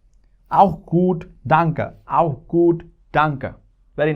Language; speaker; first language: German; non-native, fluent; Hindi